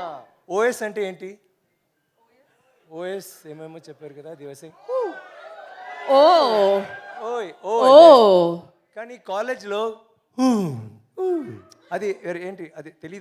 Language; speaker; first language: Telugu; non-native, learner; Tamil